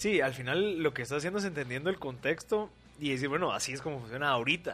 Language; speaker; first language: Spanish; native; Spanish